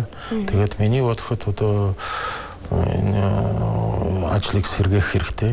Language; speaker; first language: Mongolian; non-native, fluent; Russian